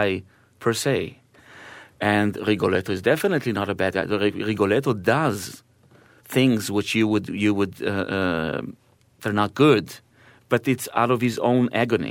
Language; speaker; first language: English; non-native, fluent; Hebrew